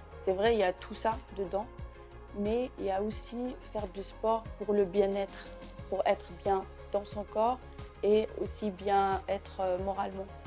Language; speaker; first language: French; non-native, local second language; Kabyle